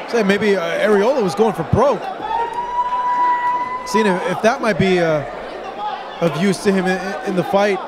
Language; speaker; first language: English; native; English